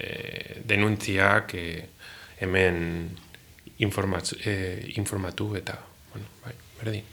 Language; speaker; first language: Basque; non-native, learner; Spanish